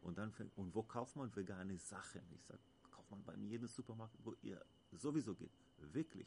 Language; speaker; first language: German; non-native, learner; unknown